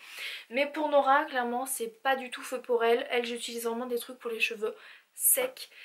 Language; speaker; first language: French; native; French